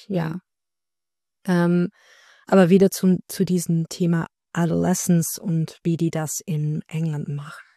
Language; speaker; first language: German; non-native, fluent; Dutch